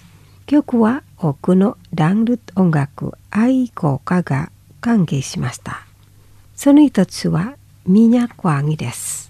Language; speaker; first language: Japanese; non-native, fluent; Indonesian